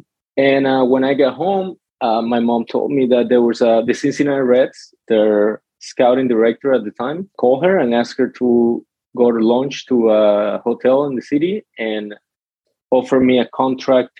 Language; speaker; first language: English; non-native, fluent; Spanish